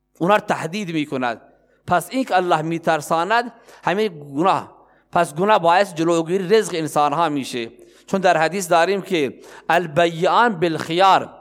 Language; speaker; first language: Persian; non-native, local second language; Baluchi